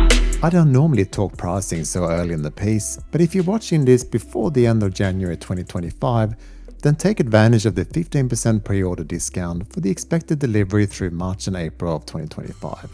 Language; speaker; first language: English; native; English